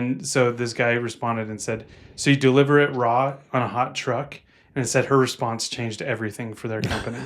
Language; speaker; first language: English; native; English